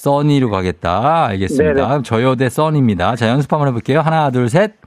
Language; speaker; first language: Korean; native; Korean